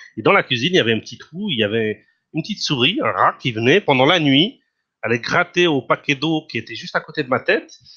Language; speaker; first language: French; non-native, fluent; Portuguese